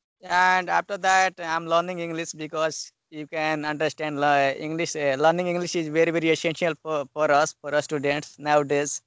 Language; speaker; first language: English; non-native, learner; Hindi